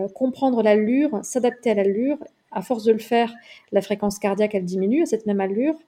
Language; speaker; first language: French; native; French